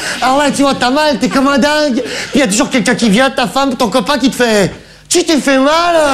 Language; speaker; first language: French; native; French